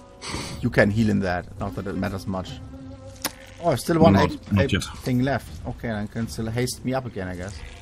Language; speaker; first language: English; non-native, fluent; German